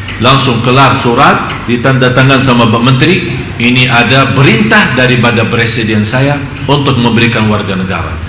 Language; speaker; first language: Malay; non-native, fluent; Arabic